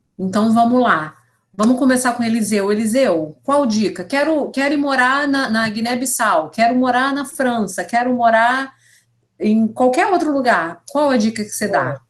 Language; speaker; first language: Portuguese; native; Portuguese